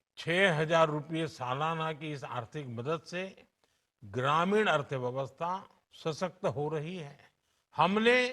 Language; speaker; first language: Hindi; non-native, local second language; Gujarati